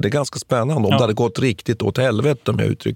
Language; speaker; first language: Swedish; native; Swedish